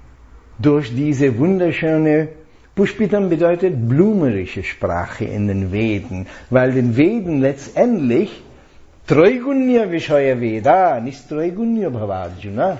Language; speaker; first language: German; non-native, fluent; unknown